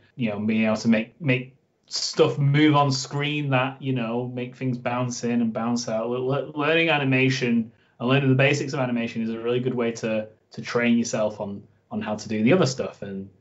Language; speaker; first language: English; native; English